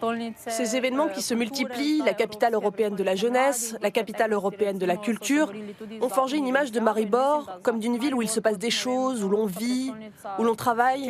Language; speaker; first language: French; native; French